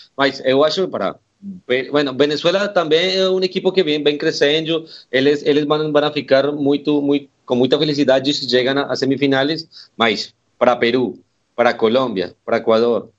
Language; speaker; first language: Portuguese; non-native, learner; Spanish